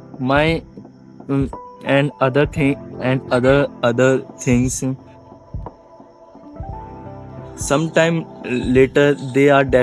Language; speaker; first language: English; non-native, learner; Hindi